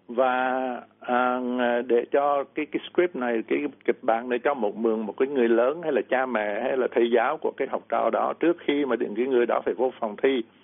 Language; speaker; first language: Vietnamese; native; Vietnamese